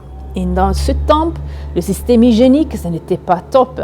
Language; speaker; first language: French; non-native, learner; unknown